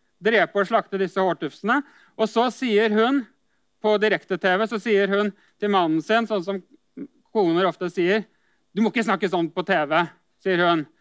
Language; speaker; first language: Norwegian; native; Norwegian